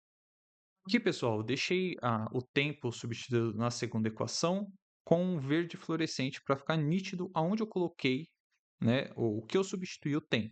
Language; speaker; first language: Portuguese; native; Portuguese